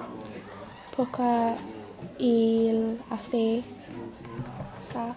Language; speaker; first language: French; non-native, learner; English